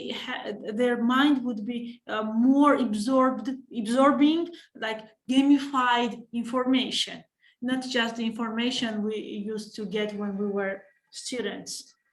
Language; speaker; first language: English; non-native, fluent; Georgian